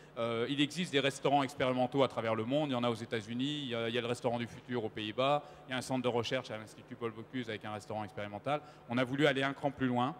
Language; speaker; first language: French; native; French